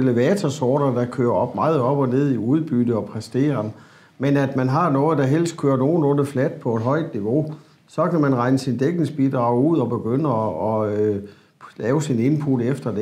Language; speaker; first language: Danish; native; Danish